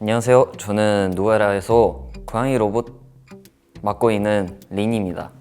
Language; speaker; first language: Korean; non-native, fluent; Chinese